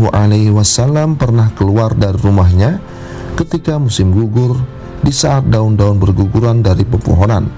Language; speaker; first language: Indonesian; native; Indonesian